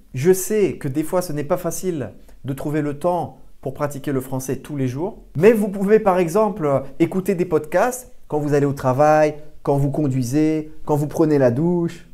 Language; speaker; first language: French; native; French